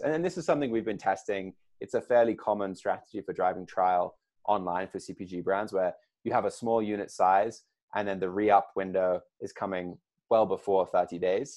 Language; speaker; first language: English; native; English